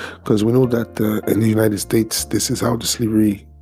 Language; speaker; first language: English; non-native, fluent; French